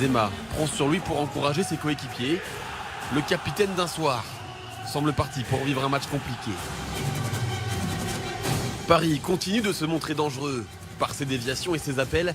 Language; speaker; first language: French; native; French